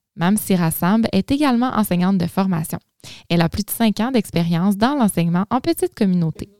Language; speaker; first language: French; native; French